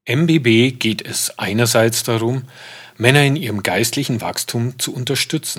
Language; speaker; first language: German; native; German